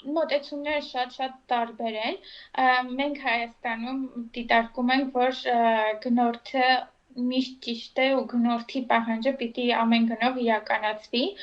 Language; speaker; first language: Armenian; native; Armenian